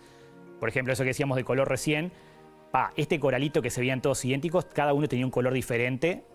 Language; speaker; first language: Spanish; native; Spanish